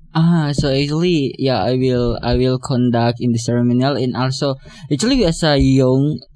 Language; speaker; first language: English; non-native, learner; Buginese